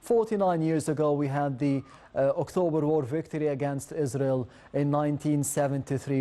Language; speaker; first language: English; non-native, fluent; Arabic